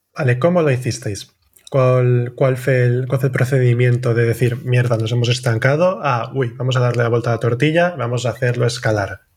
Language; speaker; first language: Spanish; non-native, local second language; Catalan